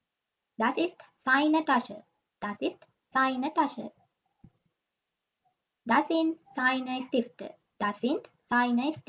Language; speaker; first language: German; non-native, learner; Sinhala